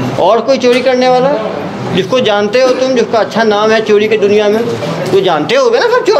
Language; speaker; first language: Hindi; native; Hindi